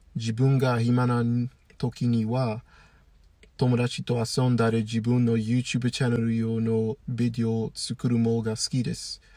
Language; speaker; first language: Japanese; non-native, learner; English